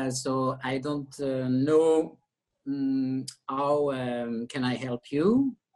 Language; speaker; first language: English; non-native, learner; French